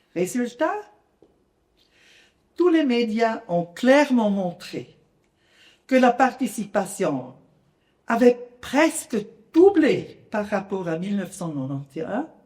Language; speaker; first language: French; non-native, local second language; German